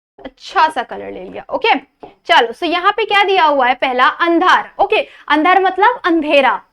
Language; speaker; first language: Hindi; non-native, local second language; Marathi